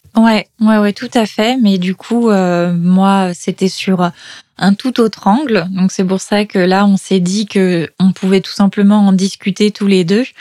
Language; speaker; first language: French; native; French